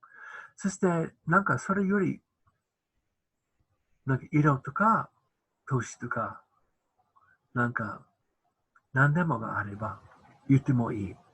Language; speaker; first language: Japanese; non-native, learner; English